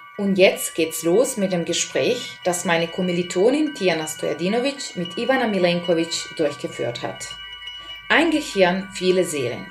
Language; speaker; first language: German; non-native, fluent; Serbian